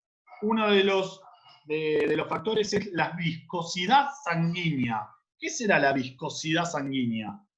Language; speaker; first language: Spanish; native; Spanish